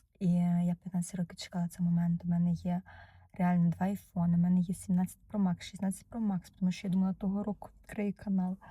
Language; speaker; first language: Ukrainian; non-native, learner; Russian